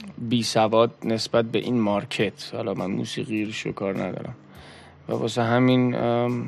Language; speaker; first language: Persian; early bilingual, heritage; Persian